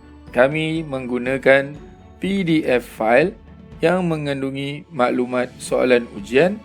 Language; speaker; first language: Malay; native; Malay